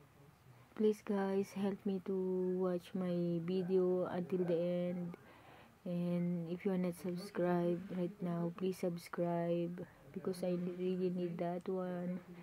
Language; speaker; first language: English; non-native, local second language; Filipino